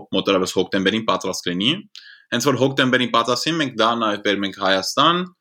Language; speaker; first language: Armenian; early bilingual, heritage; Armenian